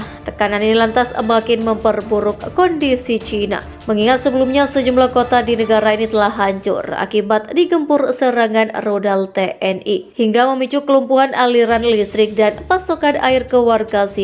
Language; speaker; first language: Indonesian; native; Indonesian